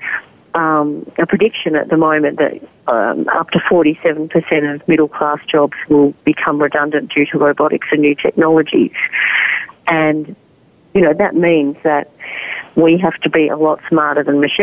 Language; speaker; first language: English; native; English